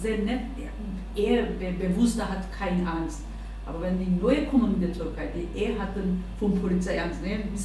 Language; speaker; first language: German; non-native, learner; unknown